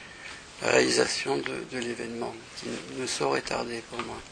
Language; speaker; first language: French; native; French